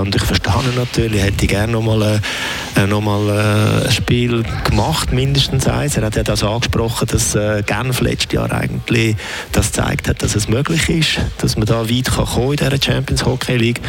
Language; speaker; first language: German; native; German